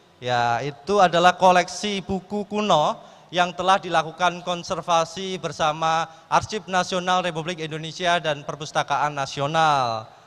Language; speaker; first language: Indonesian; native; Indonesian